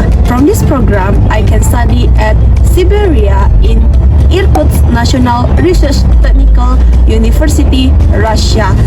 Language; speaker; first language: English; non-native, learner; Indonesian